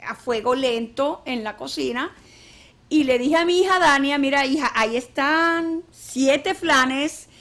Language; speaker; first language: Spanish; native; Spanish